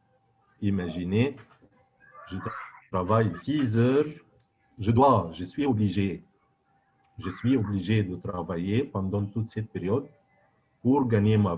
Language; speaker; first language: French; non-native, fluent; Arabic